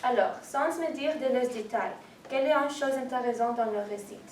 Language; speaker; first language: French; non-native, learner; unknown